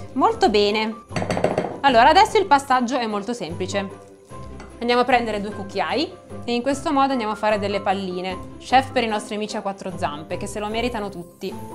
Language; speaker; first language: Italian; native; Italian